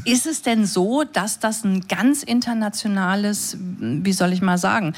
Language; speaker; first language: German; native; German